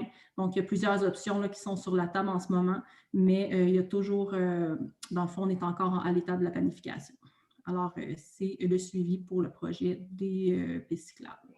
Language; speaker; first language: French; native; French